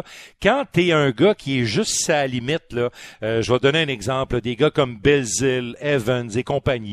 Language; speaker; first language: French; native; French